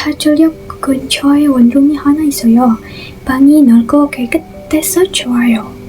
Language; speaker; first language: Korean; non-native, learner; Indonesian